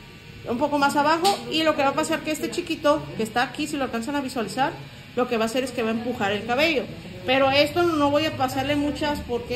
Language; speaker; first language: Spanish; native; Spanish